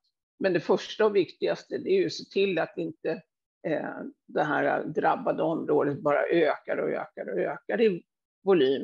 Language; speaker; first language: Swedish; native; Swedish